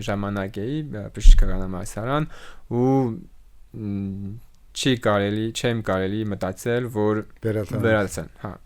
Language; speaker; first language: Armenian; non-native, learner; French